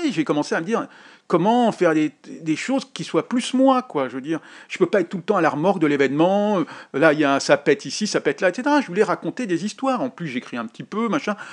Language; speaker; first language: French; native; French